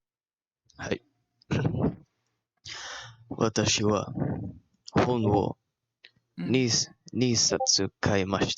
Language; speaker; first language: Japanese; non-native, learner; Malay